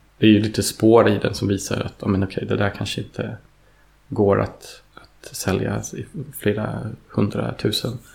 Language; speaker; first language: Swedish; early bilingual, heritage; Swedish